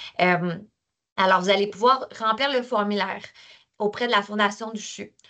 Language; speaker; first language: French; native; French